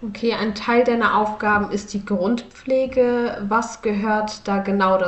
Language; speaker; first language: German; native; German